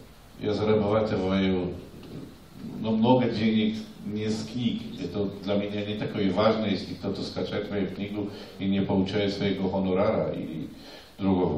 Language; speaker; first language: Russian; non-native, fluent; Polish